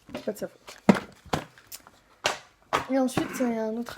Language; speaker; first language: French; native; French